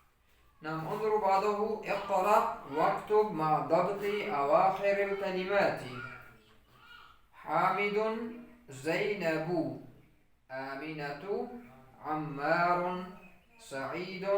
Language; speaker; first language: Arabic; non-native, fluent; Urdu